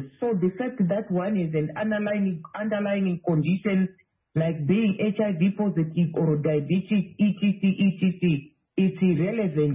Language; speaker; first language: English; non-native, local second language; Shona